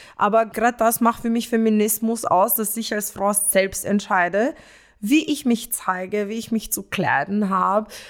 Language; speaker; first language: German; early bilingual, other home language; Romanian